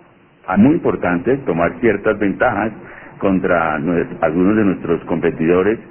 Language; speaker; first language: Spanish; native; Spanish